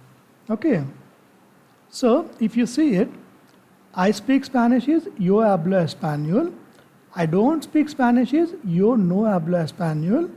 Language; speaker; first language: Spanish; non-native, learner; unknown